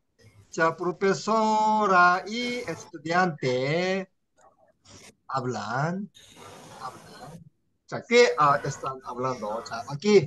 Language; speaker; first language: Spanish; non-native, learner; Korean